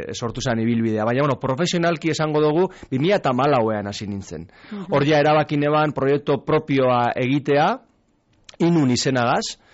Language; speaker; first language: Basque; native; Basque